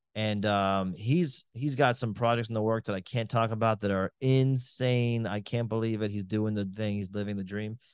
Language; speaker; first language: English; native; English